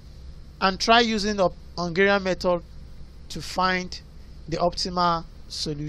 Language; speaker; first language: English; non-native, local second language; Yoruba